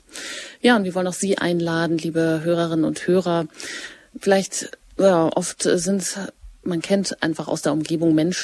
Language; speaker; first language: German; native; German